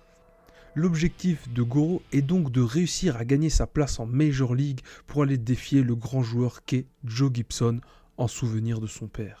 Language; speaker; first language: French; native; French